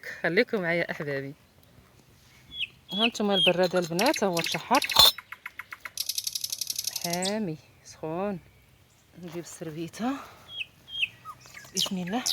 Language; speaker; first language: Arabic; native; Arabic